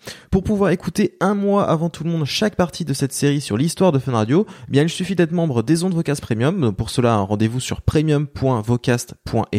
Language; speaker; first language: French; native; French